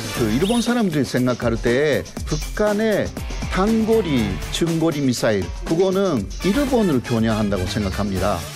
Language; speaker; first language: Korean; non-native, fluent; Japanese